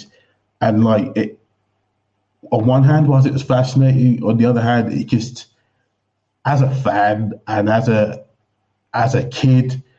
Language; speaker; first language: English; native; English